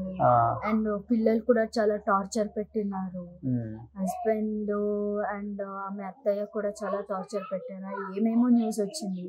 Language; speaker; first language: Telugu; non-native, local second language; Kannada